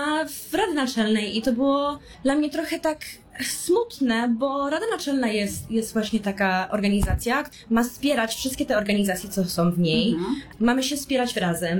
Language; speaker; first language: Polish; early bilingual, heritage; Polish